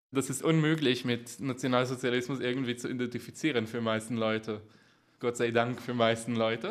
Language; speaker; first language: German; non-native, fluent; Hebrew